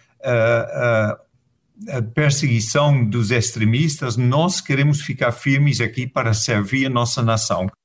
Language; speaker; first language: Portuguese; non-native, fluent; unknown